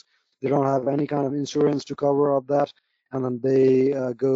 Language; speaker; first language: English; non-native, local second language; Nepali